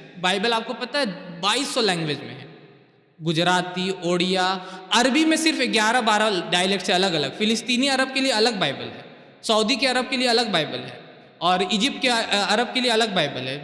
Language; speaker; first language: Urdu; native; Urdu